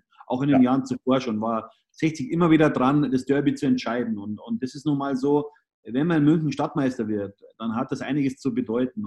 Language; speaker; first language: German; native; German